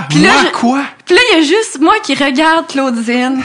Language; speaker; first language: French; native; French